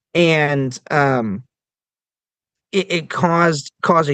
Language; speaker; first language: English; native; English